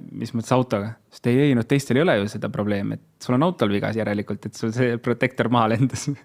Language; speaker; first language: Estonian; native; Estonian